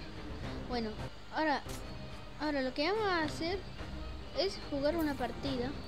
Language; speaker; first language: Spanish; native; Spanish